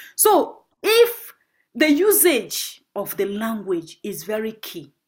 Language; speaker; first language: English; non-native, local second language; Igbo